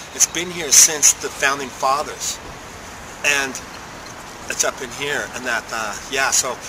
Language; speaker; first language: English; native; English